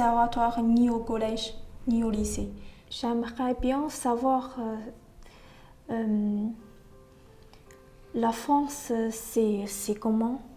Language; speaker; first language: French; non-native, learner; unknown